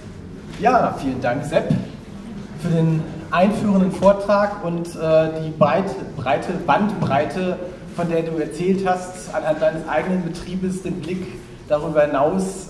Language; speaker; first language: German; native; German